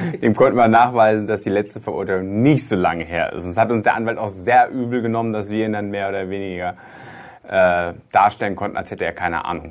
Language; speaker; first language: German; native; German